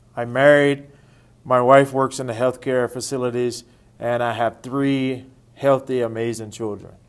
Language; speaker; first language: English; native; English